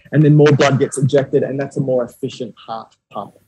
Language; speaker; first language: English; native; English